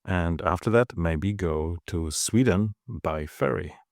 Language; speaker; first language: English; non-native, fluent; Polish